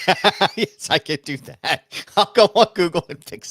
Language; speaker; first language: English; native; English